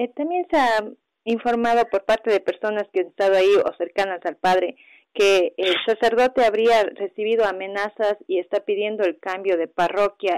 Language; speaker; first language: Spanish; native; Spanish